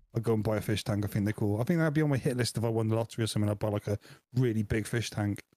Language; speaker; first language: English; native; English